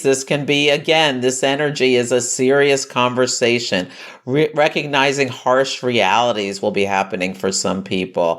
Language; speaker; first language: English; native; English